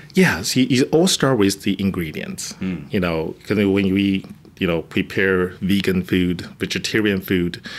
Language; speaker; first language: English; non-native, fluent; Chinese